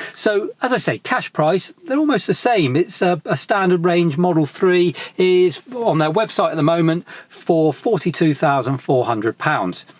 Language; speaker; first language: English; native; English